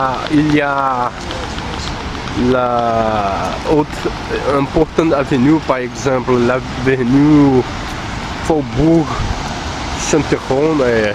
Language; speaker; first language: French; non-native, learner; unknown